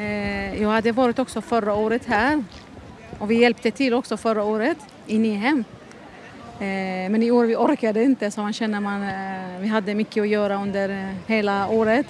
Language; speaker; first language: Swedish; non-native, learner; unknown